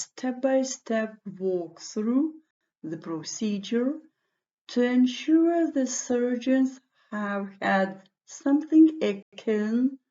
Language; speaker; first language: English; non-native, fluent; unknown